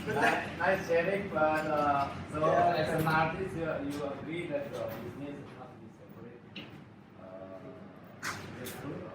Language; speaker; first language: English; non-native, learner; Indonesian